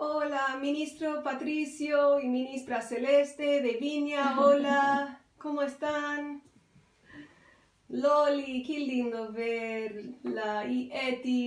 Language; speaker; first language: Spanish; non-native, fluent; English